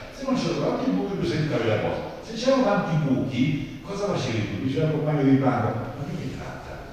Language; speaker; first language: Italian; native; Italian